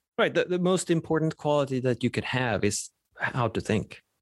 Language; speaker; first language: English; non-native, fluent; Swedish